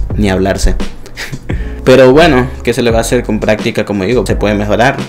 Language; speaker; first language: Spanish; native; Spanish